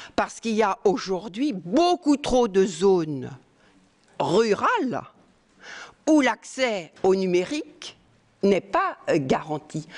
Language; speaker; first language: French; native; French